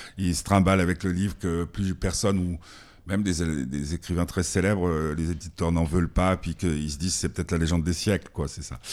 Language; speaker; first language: French; native; French